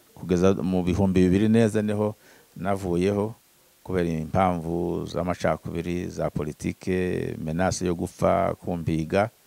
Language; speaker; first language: Kinyarwanda; native; Kinyarwanda